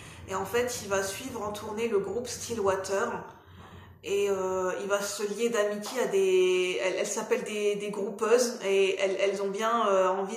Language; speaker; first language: French; native; French